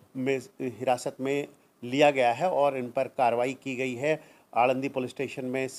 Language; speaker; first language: Hindi; non-native, local second language; Marathi